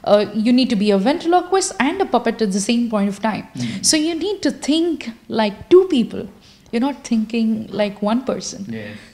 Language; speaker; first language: English; non-native, local second language; Kannada